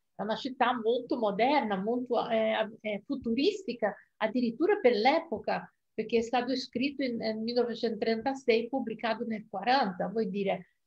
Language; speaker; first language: Italian; non-native, fluent; Portuguese